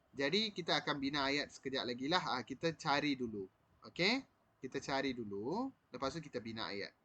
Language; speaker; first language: Malay; non-native, local second language; Tamil